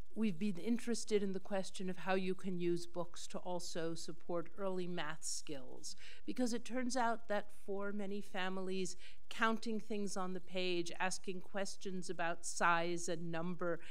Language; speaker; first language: English; native; English